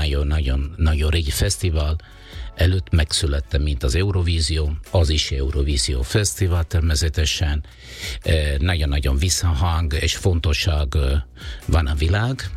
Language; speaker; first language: Hungarian; non-native, fluent; Italian